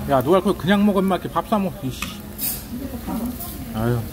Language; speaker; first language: Korean; native; Korean